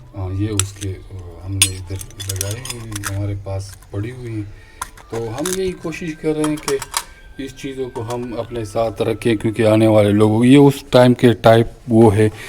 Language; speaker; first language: Urdu; non-native, local second language; Pashto